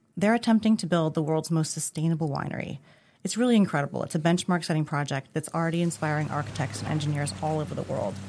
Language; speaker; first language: English; native; English